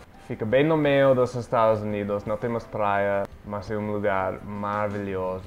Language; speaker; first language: Portuguese; non-native, fluent; English